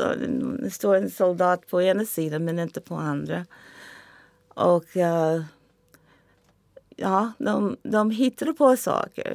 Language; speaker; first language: Swedish; non-native, fluent; English